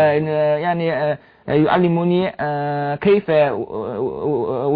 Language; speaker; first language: Arabic; non-native, learner; Chinese